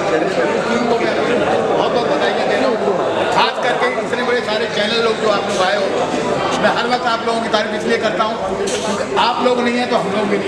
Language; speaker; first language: Hindi; native; Hindi